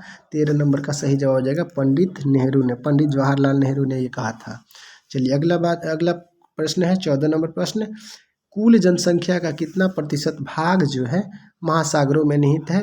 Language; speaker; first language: Hindi; non-native, local second language; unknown